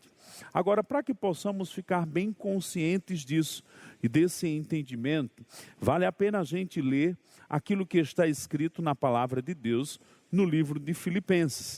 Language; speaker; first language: Portuguese; native; Portuguese